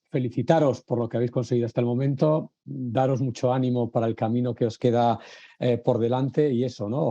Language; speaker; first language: Spanish; native; Spanish